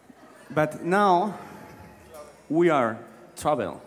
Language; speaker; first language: English; non-native, learner; Spanish